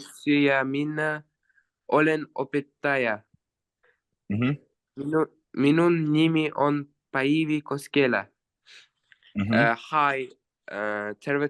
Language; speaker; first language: Finnish; non-native, learner; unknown